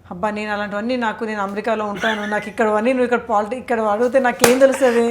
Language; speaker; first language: Telugu; native; Telugu